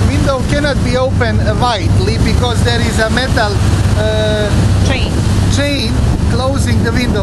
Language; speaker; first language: English; non-native, learner; Croatian